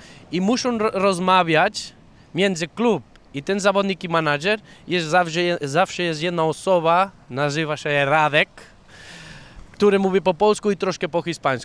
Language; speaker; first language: Polish; non-native, fluent; Catalan